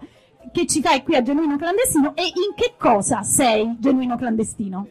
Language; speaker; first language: Italian; native; Italian